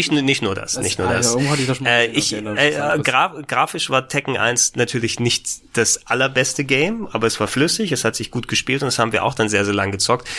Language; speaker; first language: German; native; German